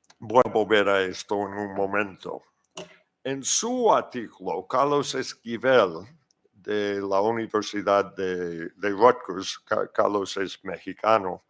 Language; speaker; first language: Spanish; non-native, fluent; English